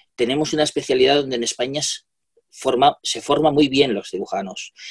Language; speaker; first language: Spanish; native; Spanish